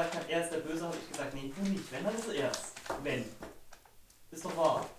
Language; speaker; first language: German; native; German